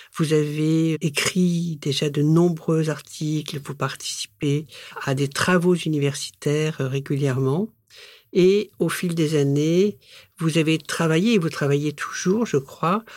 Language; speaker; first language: French; native; French